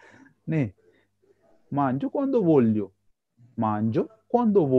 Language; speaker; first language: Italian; non-native, fluent; Sinhala